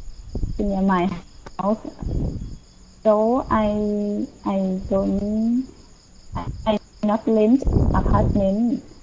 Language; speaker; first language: English; non-native, learner; Thai